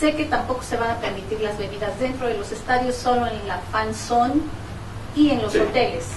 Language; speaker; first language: Spanish; native; Spanish